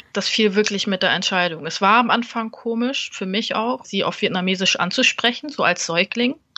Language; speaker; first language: German; early bilingual, other home language; Vietnamese